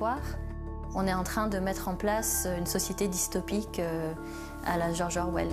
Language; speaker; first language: French; native; French